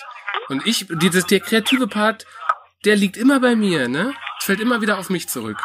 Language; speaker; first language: German; native; German